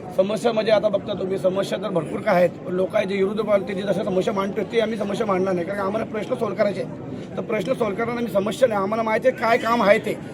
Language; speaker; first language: Marathi; native; Marathi